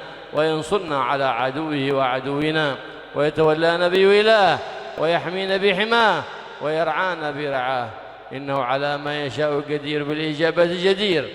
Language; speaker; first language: Arabic; native; Arabic